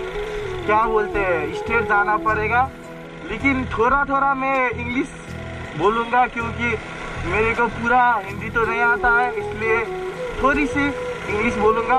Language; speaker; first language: Hindi; non-native, learner; Nepali